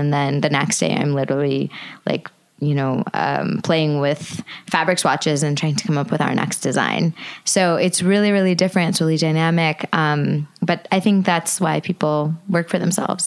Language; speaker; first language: English; native; English